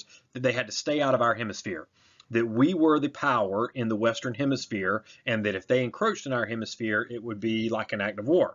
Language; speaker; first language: English; native; English